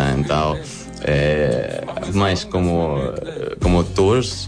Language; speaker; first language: Portuguese; non-native, learner; German